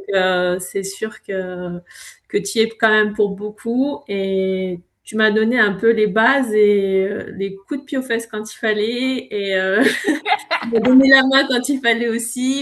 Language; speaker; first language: French; native; French